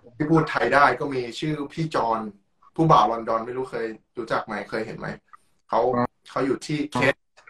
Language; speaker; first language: Thai; native; Thai